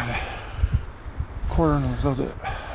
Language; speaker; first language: English; native; English